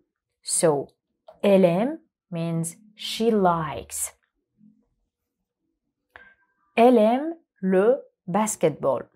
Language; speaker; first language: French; non-native, fluent; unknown